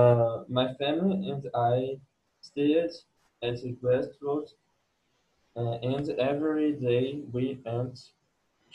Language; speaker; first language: English; non-native, learner; Portuguese